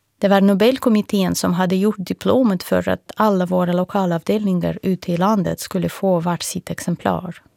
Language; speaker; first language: Swedish; non-native, fluent; Russian